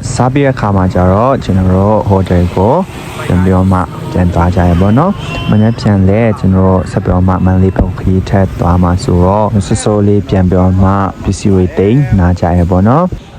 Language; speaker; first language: Burmese; non-native, local second language; Hakha Chin